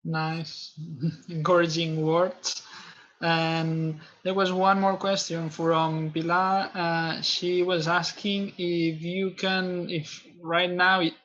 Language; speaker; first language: English; non-native, fluent; Catalan